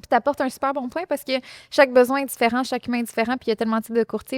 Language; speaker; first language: French; native; French